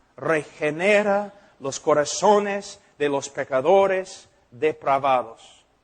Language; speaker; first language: Spanish; non-native, fluent; English